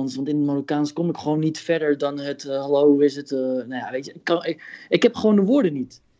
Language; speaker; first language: Dutch; early bilingual, other home language; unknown